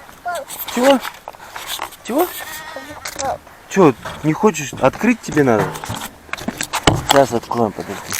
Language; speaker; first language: Russian; native; Russian